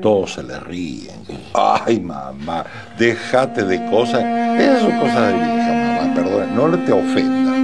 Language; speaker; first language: Spanish; native; Spanish